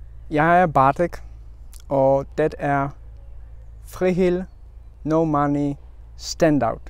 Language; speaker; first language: Danish; non-native, learner; Polish